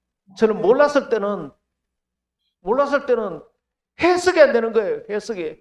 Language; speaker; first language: Korean; native; Korean